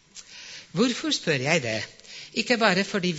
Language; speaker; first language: Norwegian; non-native, fluent; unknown